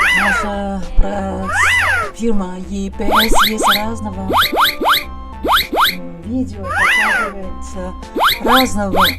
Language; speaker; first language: Russian; non-native, learner; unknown